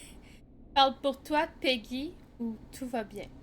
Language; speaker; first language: French; native; French